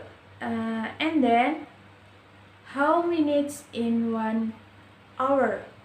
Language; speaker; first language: English; non-native, learner; Indonesian